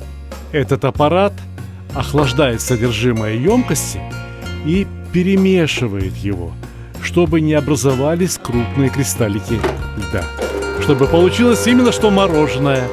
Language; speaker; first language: Russian; native; Russian